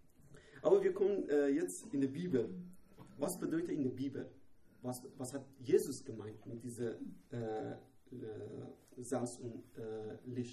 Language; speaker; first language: German; non-native, learner; Persian